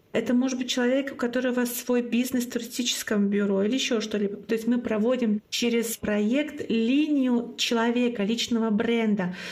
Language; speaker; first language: Russian; non-native, local second language; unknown